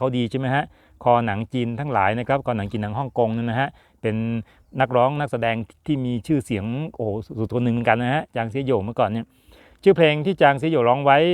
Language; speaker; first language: Thai; native; Thai